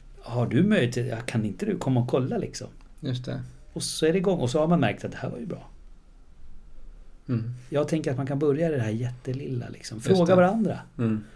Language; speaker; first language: Swedish; native; Swedish